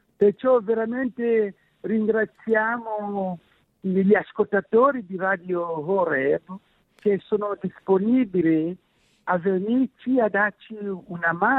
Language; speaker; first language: Italian; non-native, fluent; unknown